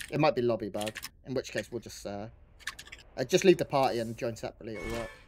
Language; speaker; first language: English; native; English